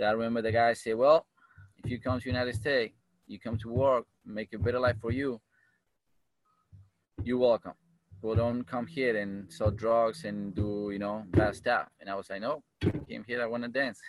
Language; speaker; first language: English; non-native, fluent; Spanish